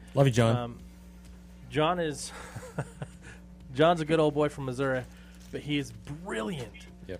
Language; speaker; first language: English; native; English